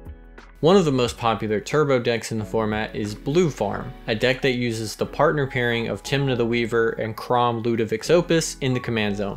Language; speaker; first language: English; native; English